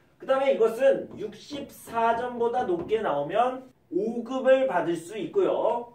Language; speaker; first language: Korean; native; Korean